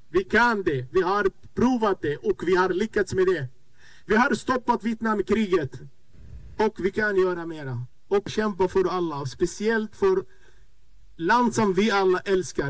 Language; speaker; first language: Swedish; non-native, fluent; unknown